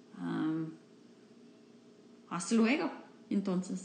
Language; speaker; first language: Spanish; non-native, fluent; English